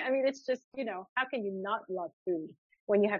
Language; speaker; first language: English; early bilingual, other home language; French